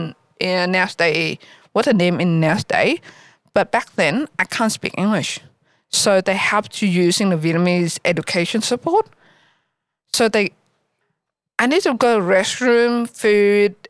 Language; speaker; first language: English; non-native, learner; Vietnamese